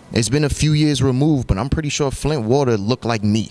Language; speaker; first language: English; native; English